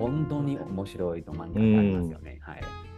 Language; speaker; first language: Japanese; non-native, learner; Chinese